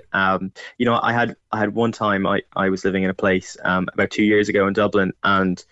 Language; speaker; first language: English; native; English